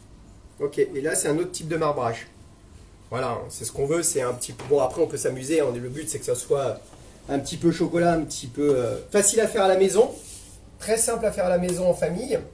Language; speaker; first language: French; native; French